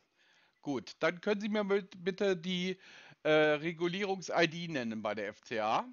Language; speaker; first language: German; native; German